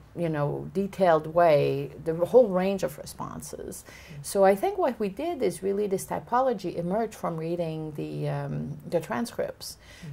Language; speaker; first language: English; native; English